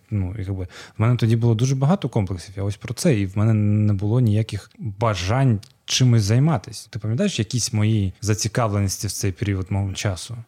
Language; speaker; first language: Ukrainian; non-native, local second language; Russian